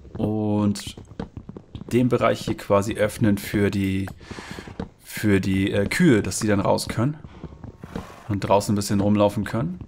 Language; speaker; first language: German; native; German